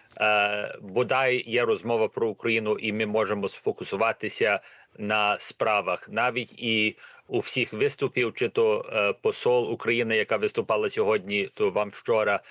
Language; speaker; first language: Ukrainian; early bilingual, heritage; Ukrainian